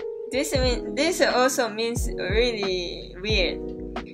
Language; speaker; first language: English; non-native, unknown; Japanese